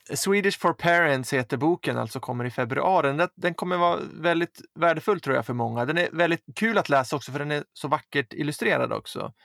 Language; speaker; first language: Swedish; native; Swedish